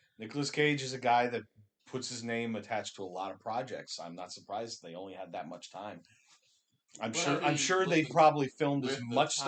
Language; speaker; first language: English; native; English